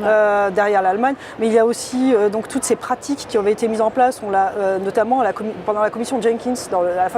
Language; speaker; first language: French; native; French